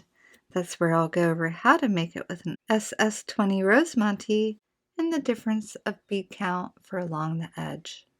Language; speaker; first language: English; native; English